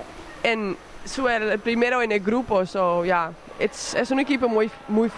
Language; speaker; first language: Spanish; non-native, learner; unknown